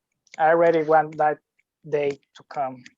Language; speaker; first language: English; non-native, learner; Spanish